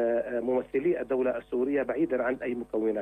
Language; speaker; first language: Arabic; native; Arabic